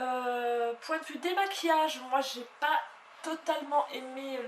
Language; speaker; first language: French; native; French